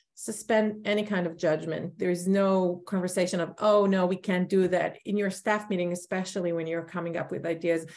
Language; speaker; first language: English; non-native, fluent; Hebrew